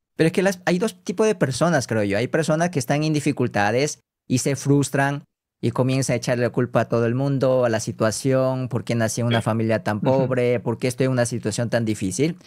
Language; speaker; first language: Spanish; non-native, fluent; Korean